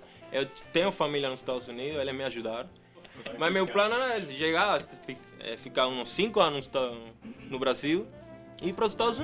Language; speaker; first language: Portuguese; non-native, fluent; Spanish